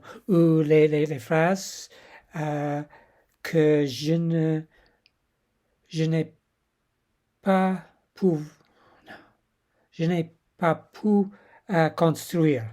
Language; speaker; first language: French; non-native, learner; English